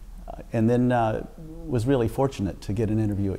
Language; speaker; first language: English; native; English